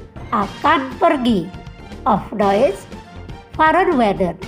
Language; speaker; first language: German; non-native, fluent; Indonesian